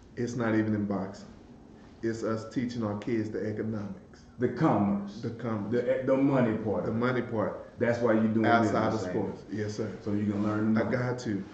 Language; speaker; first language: English; native; English